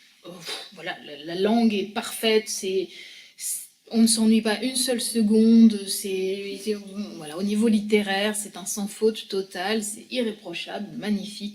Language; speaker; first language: French; native; French